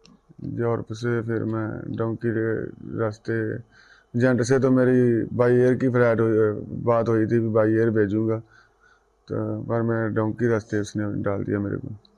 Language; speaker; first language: Hindi; non-native, local second language; Punjabi